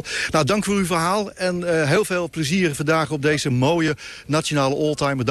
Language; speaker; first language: Dutch; native; Dutch